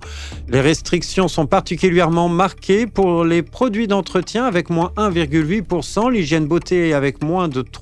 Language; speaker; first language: French; native; French